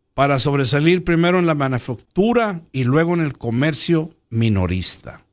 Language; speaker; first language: Spanish; early bilingual, heritage; Spanish